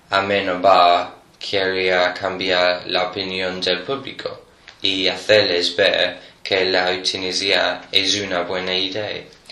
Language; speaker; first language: Spanish; non-native, learner; English